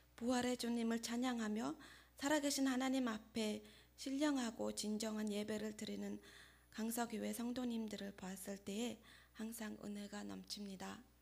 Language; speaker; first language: Korean; non-native, fluent; Mongolian